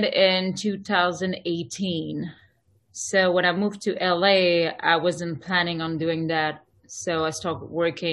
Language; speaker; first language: English; non-native, fluent; French